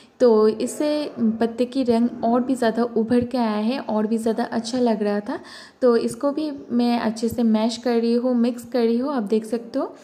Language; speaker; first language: Hindi; non-native, local second language; Bangla